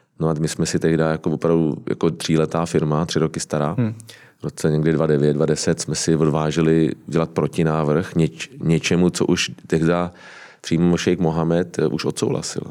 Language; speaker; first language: Czech; native; Czech